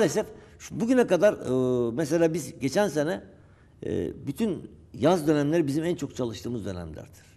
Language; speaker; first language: Turkish; native; Turkish